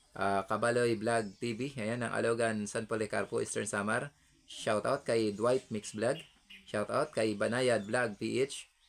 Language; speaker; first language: Filipino; non-native, local second language; Hiligaynon